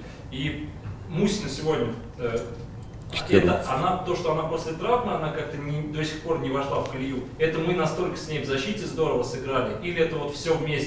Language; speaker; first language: Russian; native; Russian